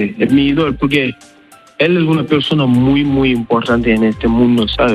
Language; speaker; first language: Spanish; non-native, learner; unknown